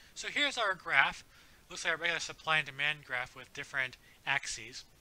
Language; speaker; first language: English; native; English